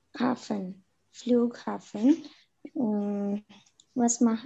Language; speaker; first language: German; non-native, learner; Urdu